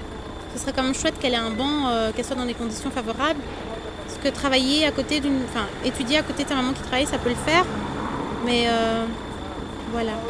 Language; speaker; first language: French; native; French